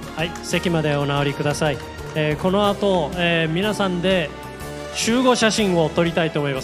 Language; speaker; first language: Japanese; native; Japanese